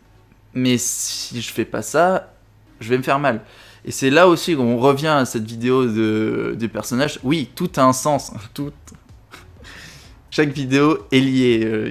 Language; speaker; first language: French; native; French